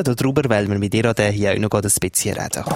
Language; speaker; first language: German; native; German